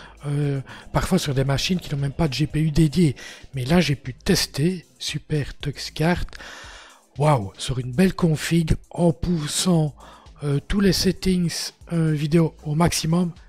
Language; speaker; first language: French; native; French